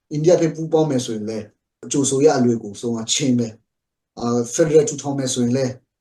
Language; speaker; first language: Burmese; non-native, local second language; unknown